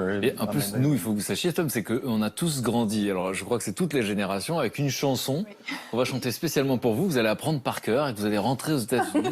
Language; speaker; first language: French; native; French